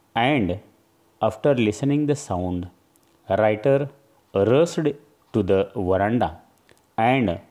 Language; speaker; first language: English; non-native, local second language; Marathi